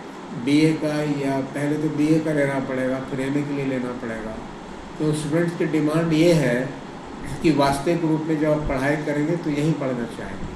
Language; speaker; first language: Hindi; native; Hindi